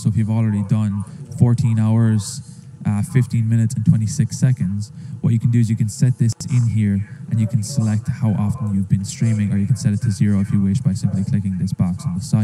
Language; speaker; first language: English; native; English